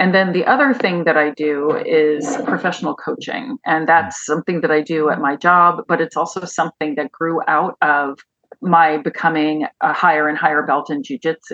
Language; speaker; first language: English; native; English